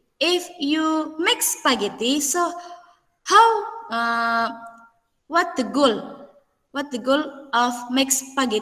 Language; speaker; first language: English; non-native, fluent; Indonesian